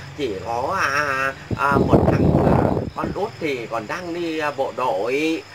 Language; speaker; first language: Vietnamese; non-native, local second language; Muong